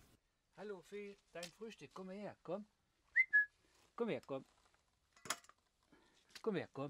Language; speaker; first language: German; native; German